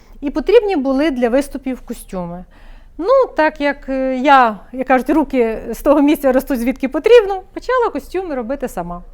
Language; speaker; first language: Ukrainian; native; Ukrainian